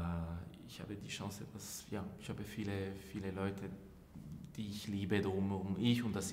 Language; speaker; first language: German; non-native, local second language; French